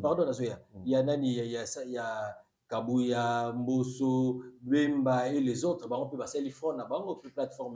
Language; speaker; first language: French; non-native, local second language; Lingala